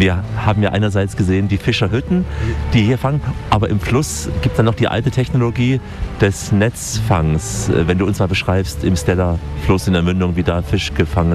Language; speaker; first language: German; native; German